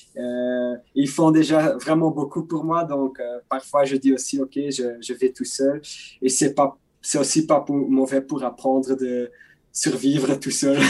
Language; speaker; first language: French; non-native, local second language; Dutch